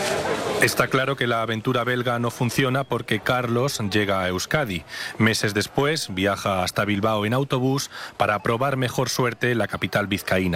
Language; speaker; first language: Spanish; native; Spanish